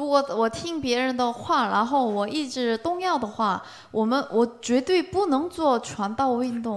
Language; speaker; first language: Chinese; non-native, learner; Korean